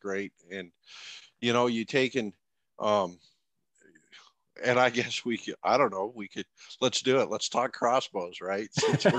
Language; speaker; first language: English; native; English